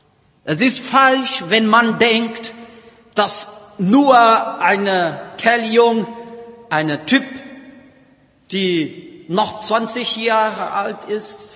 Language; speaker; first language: German; non-native, learner; Portuguese